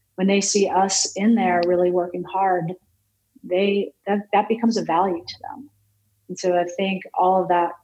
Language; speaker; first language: English; native; English